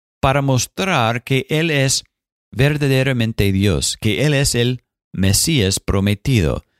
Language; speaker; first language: Spanish; non-native, fluent; English